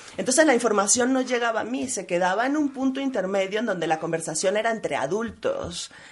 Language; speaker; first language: Spanish; native; Spanish